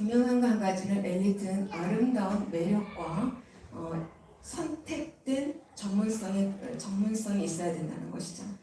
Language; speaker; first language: Korean; native; Korean